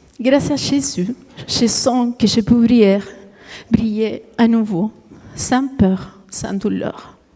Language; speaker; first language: French; non-native, fluent; Spanish